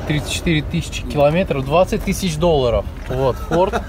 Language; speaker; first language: Russian; native; Russian